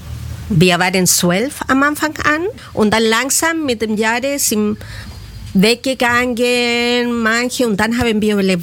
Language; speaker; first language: German; non-native, fluent; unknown